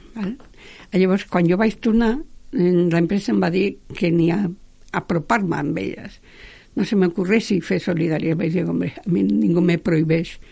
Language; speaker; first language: Catalan; non-native, local second language; Spanish